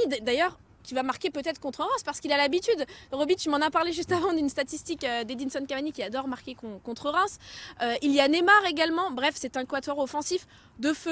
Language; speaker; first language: French; native; French